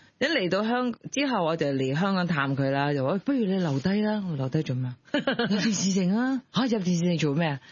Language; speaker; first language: Cantonese; non-native, fluent; Chinese